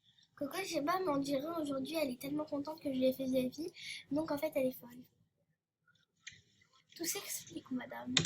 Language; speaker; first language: French; native; French